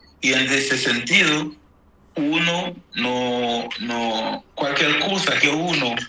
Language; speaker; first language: Spanish; non-native, fluent; Haitian Creole